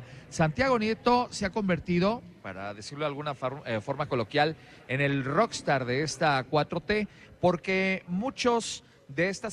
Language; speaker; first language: Spanish; native; Spanish